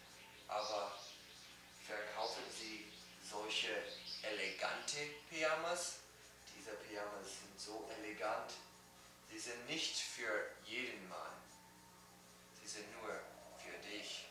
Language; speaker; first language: German; non-native, learner; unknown